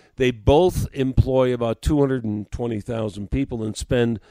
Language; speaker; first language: English; native; English